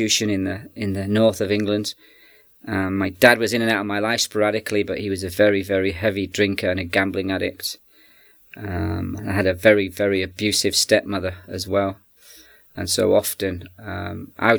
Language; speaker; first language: English; native; English